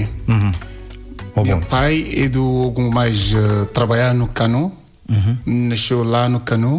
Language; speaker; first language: Portuguese; non-native, learner; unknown